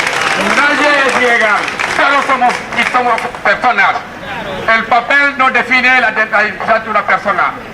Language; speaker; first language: Spanish; non-native, fluent; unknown